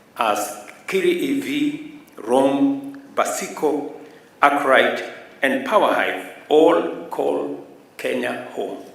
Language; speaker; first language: English; non-native, local second language; Swahili